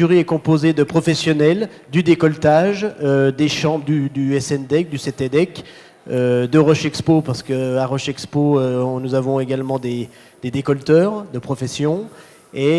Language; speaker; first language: French; native; French